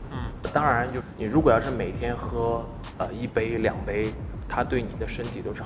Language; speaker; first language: Chinese; native; Chinese